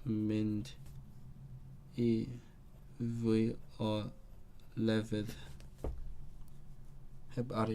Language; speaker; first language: Welsh; non-native, learner; Cantonese